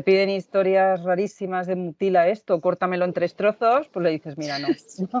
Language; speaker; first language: Spanish; native; Spanish